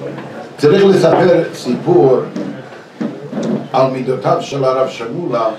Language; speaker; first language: Hebrew; non-native, fluent; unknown